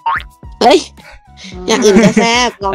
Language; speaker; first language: Thai; native; Thai